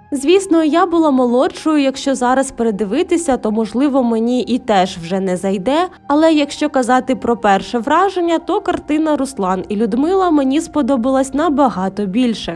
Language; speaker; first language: Ukrainian; non-native, local second language; Russian